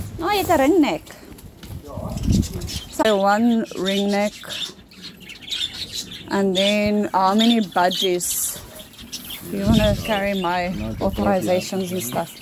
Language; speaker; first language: English; non-native, local second language; Afrikaans